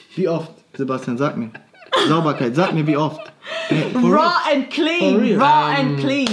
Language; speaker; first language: German; native; German